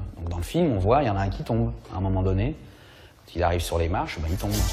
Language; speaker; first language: French; native; French